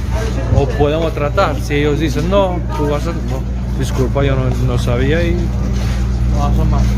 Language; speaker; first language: Spanish; non-native, learner; Macedonian